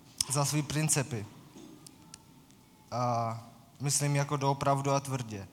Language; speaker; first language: Czech; non-native, fluent; Ukrainian